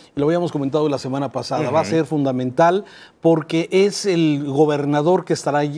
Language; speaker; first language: Spanish; native; Spanish